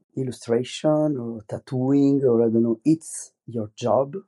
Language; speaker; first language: English; non-native, fluent; Italian